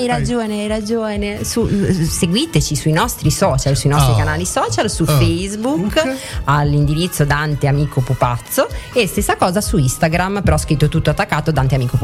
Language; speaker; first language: Italian; native; Italian